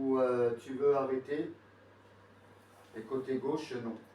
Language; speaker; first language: French; native; French